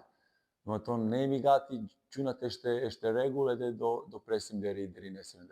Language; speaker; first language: Albanian; non-native, learner; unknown